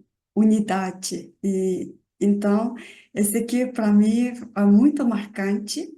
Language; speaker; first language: Portuguese; non-native, learner; Mongolian